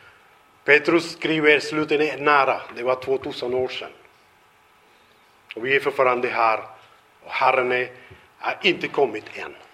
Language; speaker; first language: Swedish; non-native, fluent; Spanish